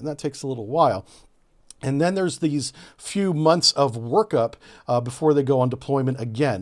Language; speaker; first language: English; native; English